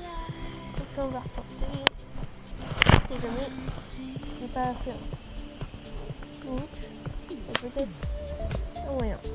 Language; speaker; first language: French; native; French